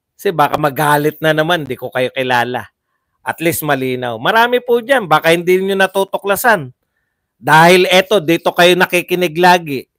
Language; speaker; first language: Filipino; native; Filipino